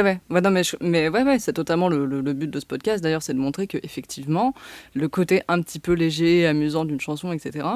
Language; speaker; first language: French; native; French